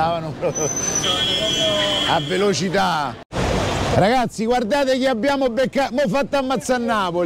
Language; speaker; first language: Italian; native; Italian